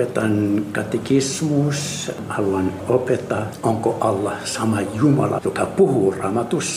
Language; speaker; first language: Finnish; non-native, fluent; Arabic